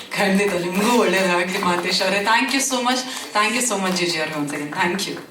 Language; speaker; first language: Kannada; native; Kannada